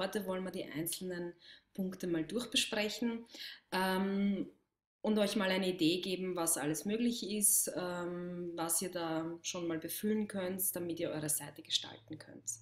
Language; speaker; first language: German; native; German